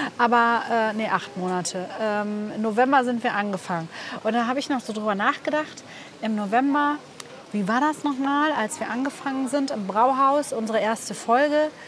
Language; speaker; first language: German; native; German